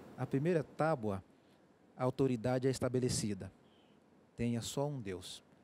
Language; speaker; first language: Portuguese; native; Portuguese